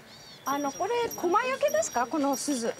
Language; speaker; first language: Japanese; non-native, fluent; Romanian